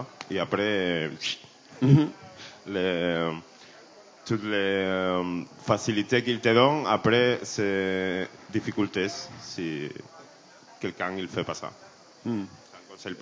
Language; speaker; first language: French; non-native, learner; Spanish